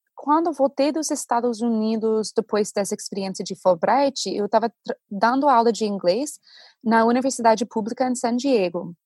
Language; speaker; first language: Portuguese; non-native, fluent; English